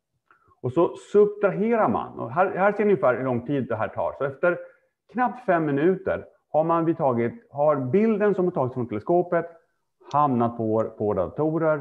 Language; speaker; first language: Swedish; native; Swedish